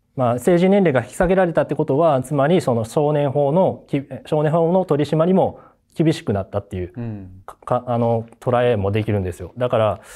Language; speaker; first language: Japanese; native; Japanese